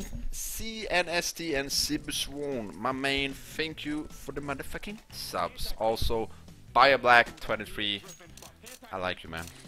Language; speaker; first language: English; non-native, fluent; Swedish